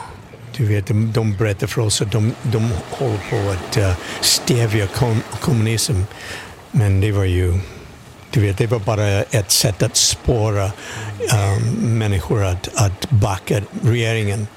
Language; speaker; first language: Swedish; non-native, fluent; English